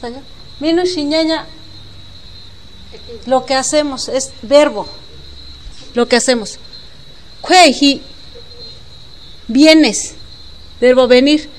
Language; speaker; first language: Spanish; non-native, local second language; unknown